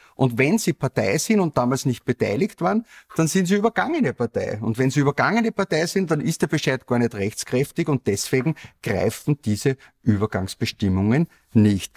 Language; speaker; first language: German; native; German